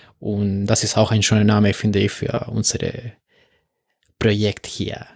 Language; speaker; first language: German; non-native, fluent; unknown